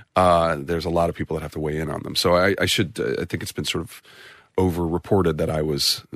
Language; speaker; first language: English; native; English